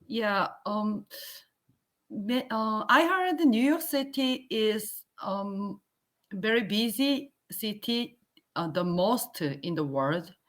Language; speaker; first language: English; non-native, learner; Korean